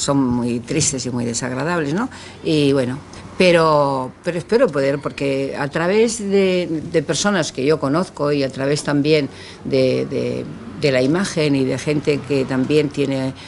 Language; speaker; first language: Spanish; native; Spanish